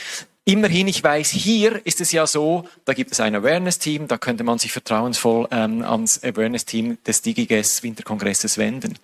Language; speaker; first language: German; native; German